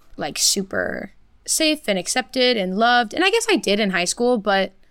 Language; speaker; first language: English; early bilingual, other home language; Portuguese